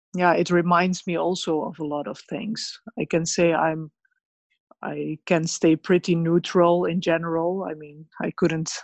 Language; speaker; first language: English; early bilingual, other home language; Bosnian